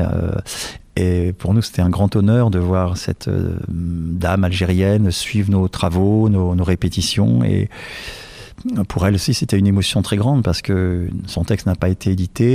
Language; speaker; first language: French; native; French